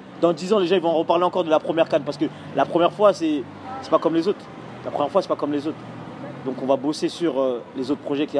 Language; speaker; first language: French; native; French